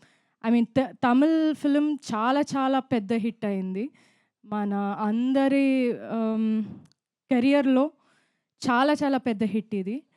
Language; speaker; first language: Telugu; non-native, fluent; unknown